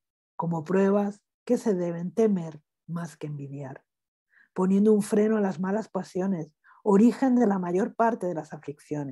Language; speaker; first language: Spanish; native; Spanish